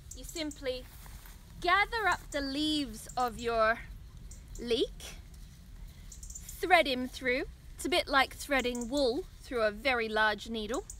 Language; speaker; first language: English; native; English